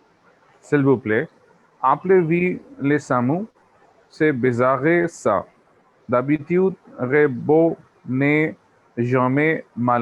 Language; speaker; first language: French; non-native, learner; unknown